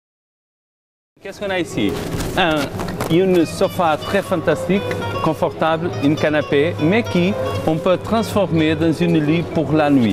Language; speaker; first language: French; non-native, learner; Portuguese